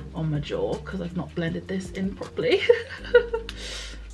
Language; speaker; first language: English; native; English